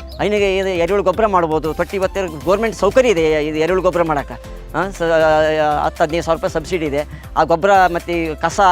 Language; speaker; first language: Kannada; native; Kannada